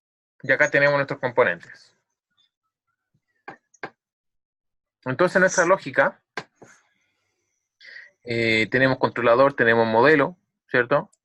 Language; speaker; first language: Spanish; native; Spanish